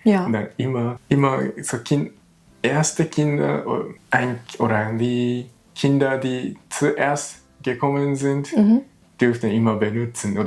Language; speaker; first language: German; non-native, learner; Japanese